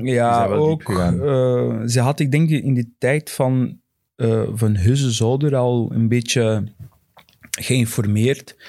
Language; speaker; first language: Dutch; non-native, fluent; Portuguese